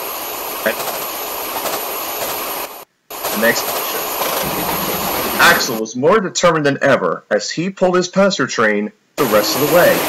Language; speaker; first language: English; native; English